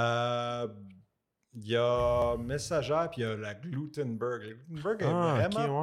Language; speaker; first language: French; native; French